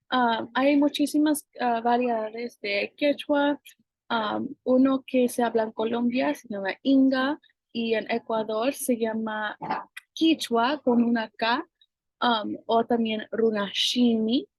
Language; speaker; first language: Spanish; non-native, fluent; English